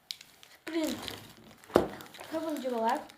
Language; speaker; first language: Russian; non-native, local second language; Kazakh